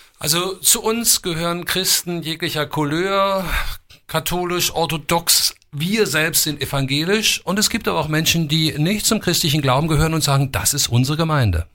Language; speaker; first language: German; native; German